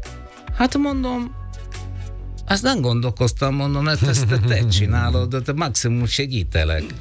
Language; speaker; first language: Hungarian; non-native, learner; Italian